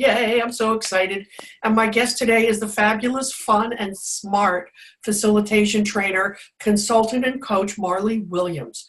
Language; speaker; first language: English; native; English